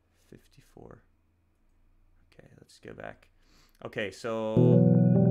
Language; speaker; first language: English; native; English